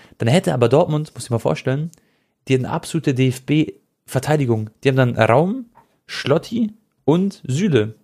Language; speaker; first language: German; early bilingual, other home language; Croatian